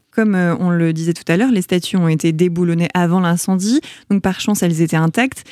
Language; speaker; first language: French; native; French